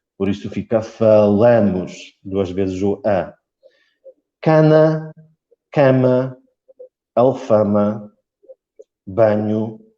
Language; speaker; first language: Portuguese; non-native, fluent; Polish